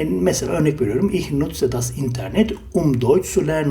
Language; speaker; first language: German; non-native, fluent; Turkish